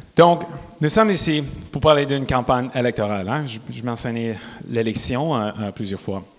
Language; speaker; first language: French; non-native, local second language; English